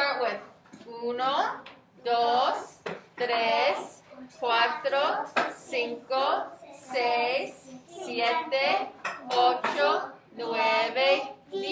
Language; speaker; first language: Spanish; non-native, fluent; English